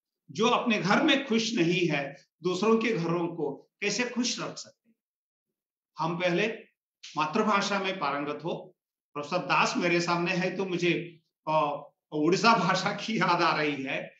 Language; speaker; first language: Hindi; non-native, local second language; Kannada